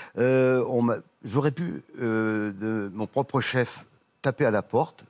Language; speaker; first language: French; native; French